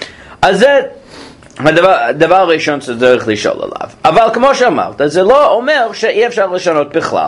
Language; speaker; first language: Hebrew; non-native, fluent; English